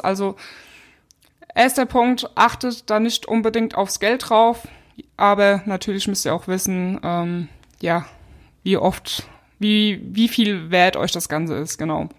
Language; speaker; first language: German; native; German